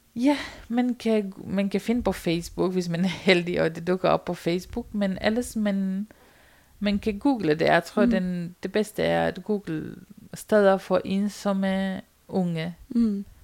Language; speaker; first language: Danish; non-native, fluent; Romanian